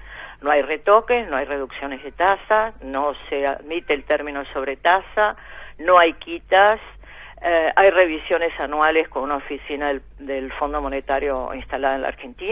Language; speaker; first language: Spanish; native; Spanish